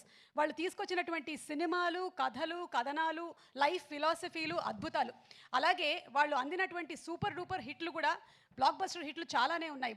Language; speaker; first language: Telugu; native; Telugu